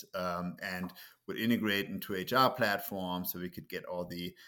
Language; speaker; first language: English; non-native, fluent; German